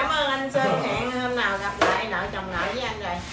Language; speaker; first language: Vietnamese; native; Vietnamese